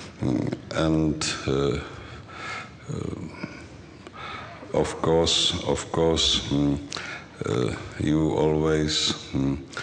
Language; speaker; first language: English; non-native, learner; Czech